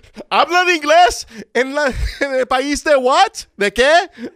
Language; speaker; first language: Spanish; early bilingual, other home language; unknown